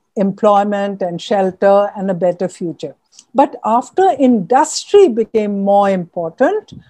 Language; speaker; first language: English; non-native, local second language; Urdu